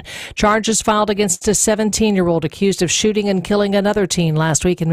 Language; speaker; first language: English; native; English